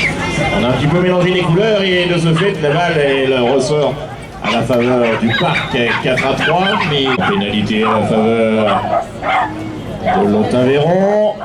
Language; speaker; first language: French; native; French